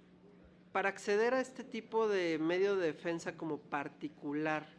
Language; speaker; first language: Spanish; native; Spanish